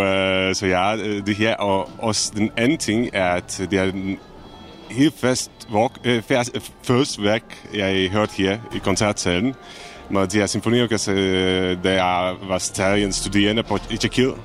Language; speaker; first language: Danish; non-native, fluent; Czech